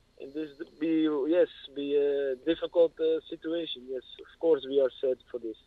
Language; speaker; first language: English; non-native, learner; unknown